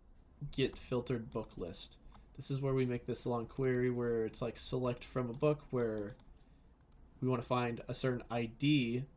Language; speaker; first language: English; native; English